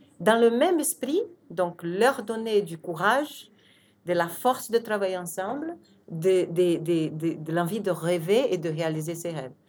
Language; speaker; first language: French; non-native, fluent; Portuguese